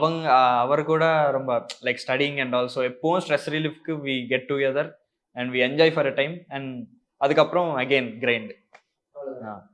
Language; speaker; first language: Tamil; non-native, learner; Telugu